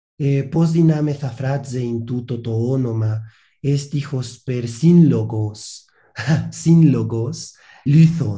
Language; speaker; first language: Greek; non-native, fluent; Spanish